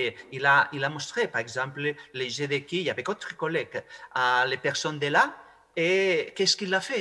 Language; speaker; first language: French; non-native, fluent; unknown